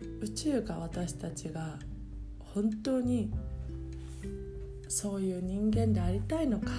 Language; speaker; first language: Japanese; native; Japanese